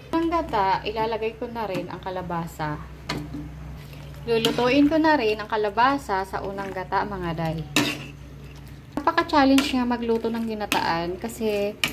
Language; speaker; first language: Filipino; non-native, local second language; Bikol